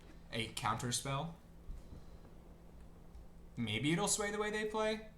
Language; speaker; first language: English; native; English